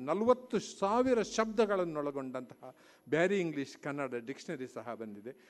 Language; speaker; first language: Kannada; non-native, local second language; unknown